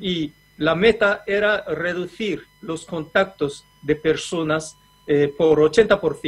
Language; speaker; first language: Spanish; non-native, fluent; Japanese